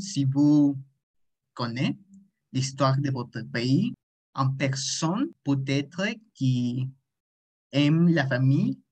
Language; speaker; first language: French; non-native, learner; Spanish